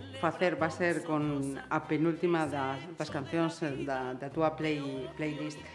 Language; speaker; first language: Galician; native; Galician